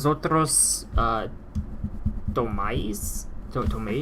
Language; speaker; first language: Spanish; non-native, learner; English